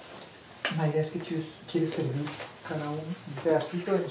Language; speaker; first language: Spanish; non-native, fluent; French